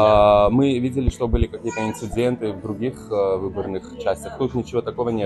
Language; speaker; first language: Russian; non-native, fluent; Armenian